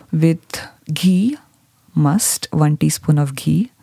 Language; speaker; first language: English; non-native, local second language; Marathi